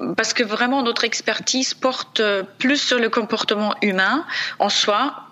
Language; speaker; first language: French; non-native, fluent; German